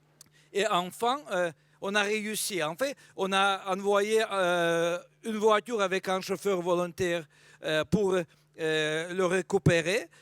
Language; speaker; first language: French; non-native, fluent; Russian